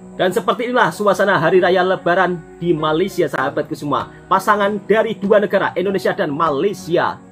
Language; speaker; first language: Indonesian; native; Indonesian